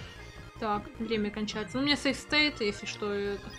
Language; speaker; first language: Russian; native; Russian